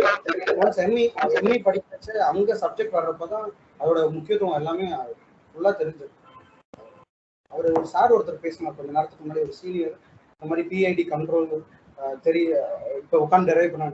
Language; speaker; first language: Tamil; native; Tamil